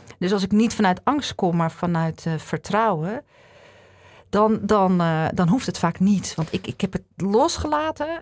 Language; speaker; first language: Dutch; native; Dutch